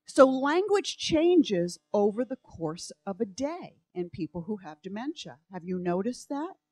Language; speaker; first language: English; native; English